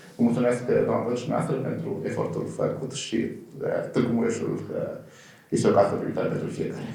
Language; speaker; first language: Romanian; native; Romanian